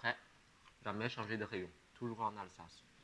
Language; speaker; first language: French; non-native, fluent; Chinese